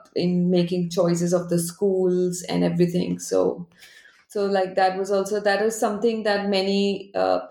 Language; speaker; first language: English; non-native, local second language; Hindi